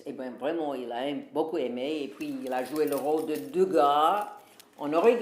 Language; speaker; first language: French; non-native, fluent; English